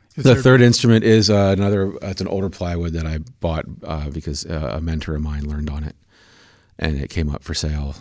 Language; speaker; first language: English; native; English